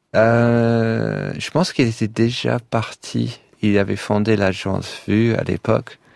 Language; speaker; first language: French; non-native, fluent; English